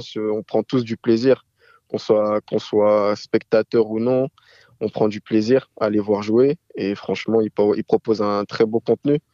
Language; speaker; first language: French; native; French